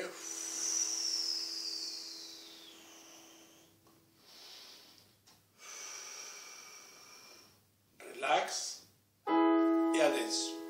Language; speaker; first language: Italian; non-native, fluent; Spanish